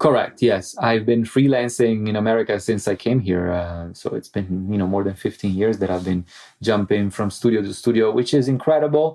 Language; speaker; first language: English; non-native, fluent; Italian